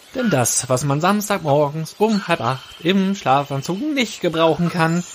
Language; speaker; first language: German; native; German